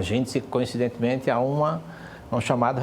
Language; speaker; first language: Portuguese; native; Portuguese